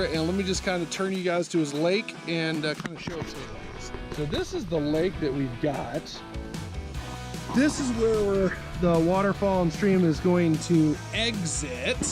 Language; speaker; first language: English; native; English